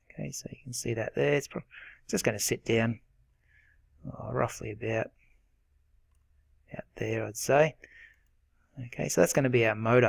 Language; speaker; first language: English; native; English